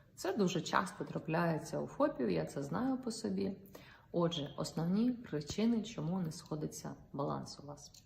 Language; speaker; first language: Ukrainian; non-native, local second language; Russian